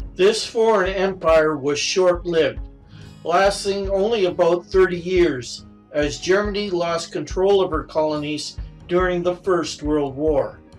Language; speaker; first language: English; native; English